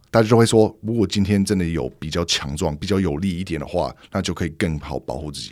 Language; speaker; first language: Chinese; non-native, fluent; English